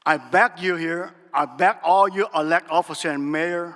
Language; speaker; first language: English; non-native, learner; Vietnamese